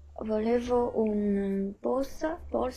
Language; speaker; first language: Italian; non-native, learner; Chinese